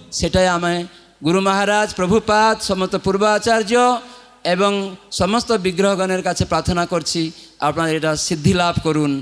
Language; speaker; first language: Bangla; non-native, fluent; Odia